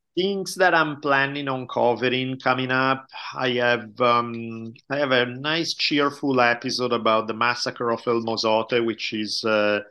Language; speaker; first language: English; non-native, fluent; Italian